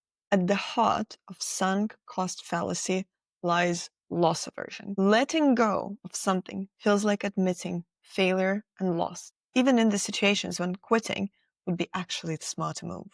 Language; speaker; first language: English; non-native, fluent; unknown